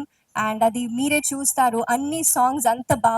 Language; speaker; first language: Telugu; non-native, local second language; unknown